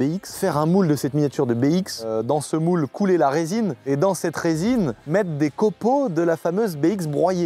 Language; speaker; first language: French; native; French